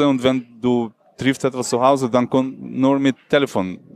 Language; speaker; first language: German; non-native, learner; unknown